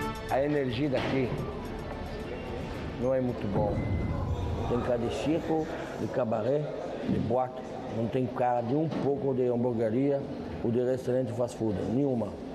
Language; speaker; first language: Portuguese; non-native, fluent; French